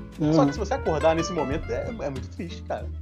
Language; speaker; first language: Portuguese; native; Portuguese